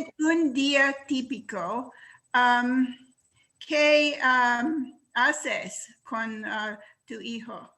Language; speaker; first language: Spanish; non-native, learner; English